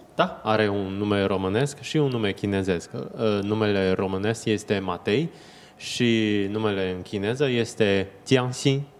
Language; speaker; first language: Romanian; non-native, fluent; Chinese